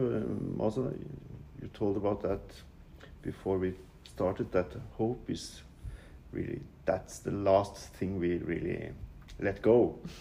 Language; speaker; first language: English; non-native, fluent; Norwegian